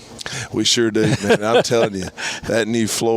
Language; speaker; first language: English; native; English